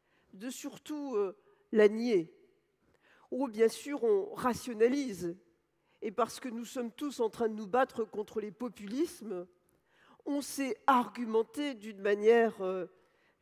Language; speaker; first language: French; native; French